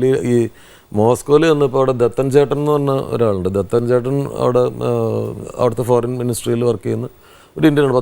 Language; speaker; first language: Malayalam; native; Malayalam